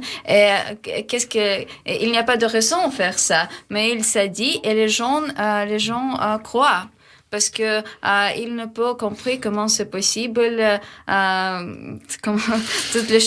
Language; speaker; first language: French; non-native, learner; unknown